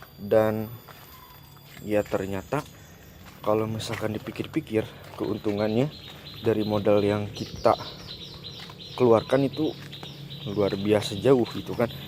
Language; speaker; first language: Indonesian; native; Indonesian